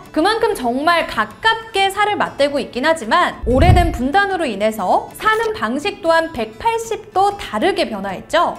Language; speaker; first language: Korean; native; Korean